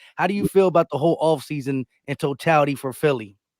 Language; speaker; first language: English; native; English